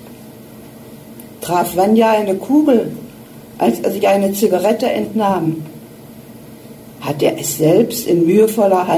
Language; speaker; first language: German; native; German